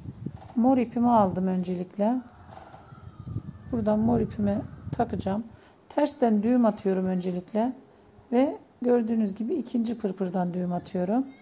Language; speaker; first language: Turkish; native; Turkish